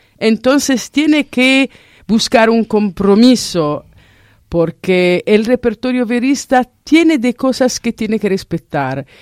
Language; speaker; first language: Spanish; non-native, fluent; Italian